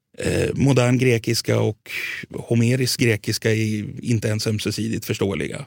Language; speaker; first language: Swedish; native; Swedish